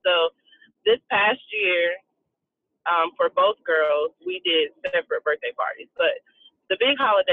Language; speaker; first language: English; native; English